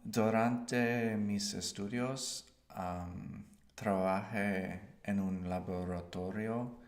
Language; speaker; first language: Spanish; non-native, learner; English